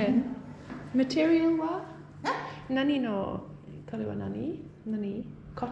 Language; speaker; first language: Japanese; non-native, learner; English